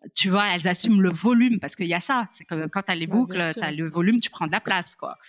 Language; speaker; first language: French; non-native, local second language; Arabic